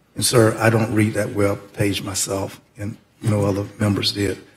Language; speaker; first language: English; native; English